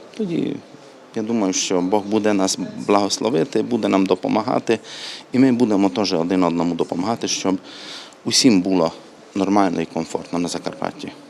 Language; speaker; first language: Ukrainian; non-native, local second language; Hungarian